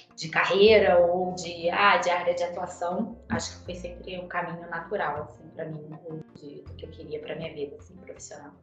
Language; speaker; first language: Portuguese; native; Portuguese